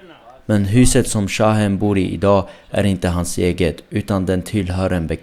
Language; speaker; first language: Swedish; early bilingual, other home language; Armenian